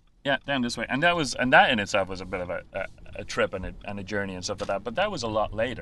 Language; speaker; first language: English; native; English